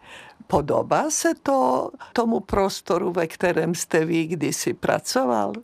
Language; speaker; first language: Czech; native; Czech